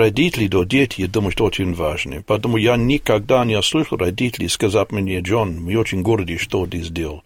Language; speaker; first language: Russian; non-native, learner; English